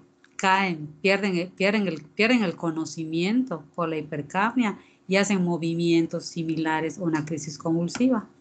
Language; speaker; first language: Spanish; native; Spanish